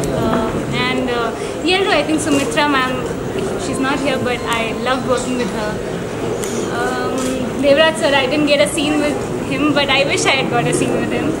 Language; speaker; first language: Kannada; non-native, learner; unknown